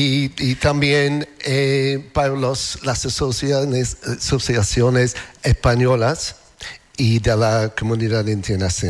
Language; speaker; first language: Spanish; non-native, learner; English